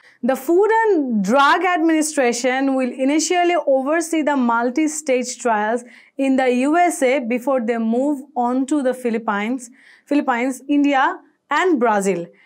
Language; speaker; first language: English; non-native, local second language; Bangla